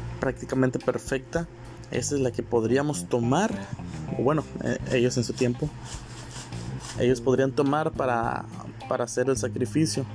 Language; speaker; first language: Spanish; native; Spanish